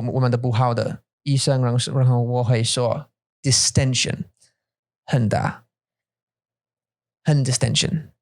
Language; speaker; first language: Chinese; non-native, learner; English